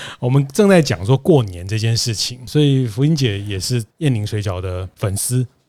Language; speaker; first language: Chinese; native; Chinese